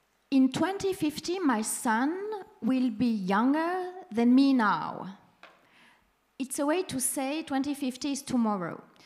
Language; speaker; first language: English; non-native, fluent; French